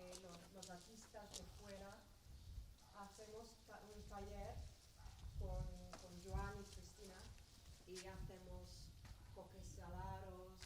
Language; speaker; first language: Spanish; non-native, learner; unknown